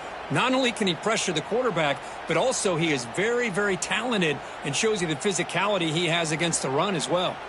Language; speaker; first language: English; native; English